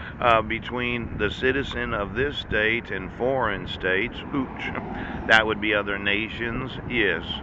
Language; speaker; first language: English; native; English